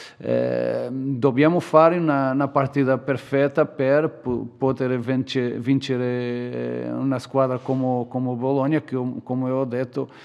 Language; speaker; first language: Italian; non-native, fluent; Portuguese